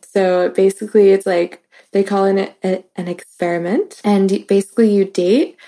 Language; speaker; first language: English; native; English